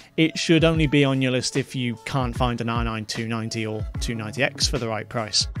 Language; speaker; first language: English; native; English